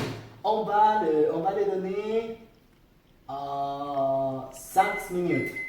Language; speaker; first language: French; non-native, learner; Spanish